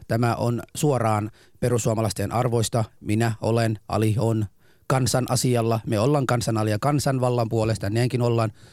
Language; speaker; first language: Finnish; non-native, fluent; Somali